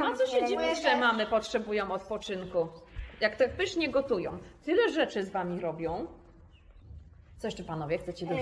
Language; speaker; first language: Polish; native; Polish